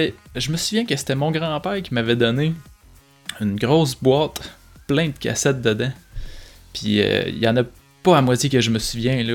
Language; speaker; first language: French; native; French